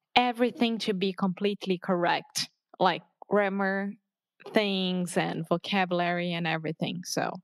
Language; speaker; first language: English; non-native, fluent; Portuguese